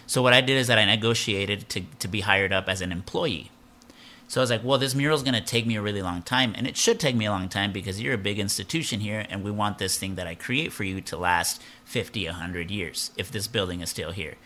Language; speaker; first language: English; early bilingual, other home language; Spanish